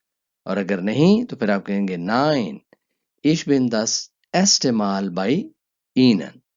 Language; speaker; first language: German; non-native, learner; Urdu